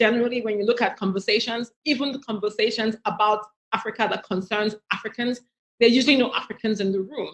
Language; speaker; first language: English; non-native, local second language; Igbo